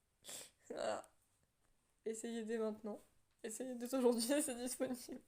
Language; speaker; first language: French; native; French